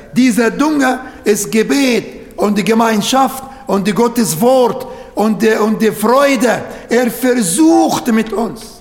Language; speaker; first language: German; non-native, learner; Arabic